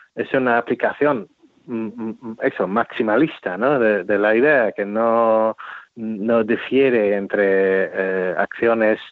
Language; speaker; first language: Spanish; non-native, fluent; English